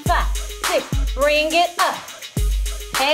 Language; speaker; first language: English; native; English